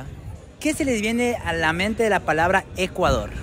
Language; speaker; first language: Spanish; native; Spanish